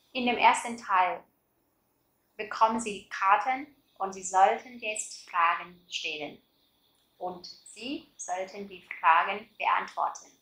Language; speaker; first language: German; non-native, fluent; Vietnamese